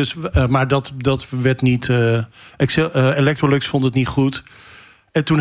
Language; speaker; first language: Dutch; native; Dutch